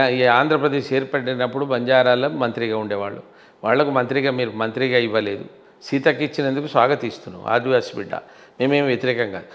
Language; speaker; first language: Telugu; non-native, local second language; Lambadi